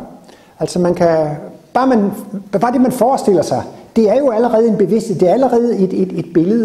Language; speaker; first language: Danish; native; Danish